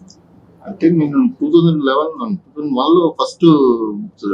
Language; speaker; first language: Telugu; native; Telugu